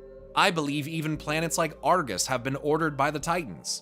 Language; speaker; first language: English; native; English